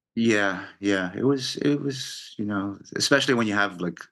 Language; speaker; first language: English; native; English